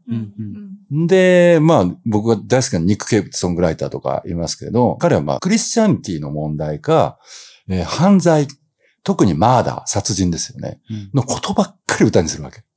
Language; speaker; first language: Japanese; native; Japanese